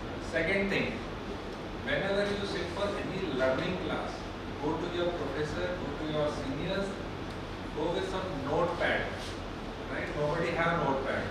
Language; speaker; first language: English; non-native, local second language; Hindi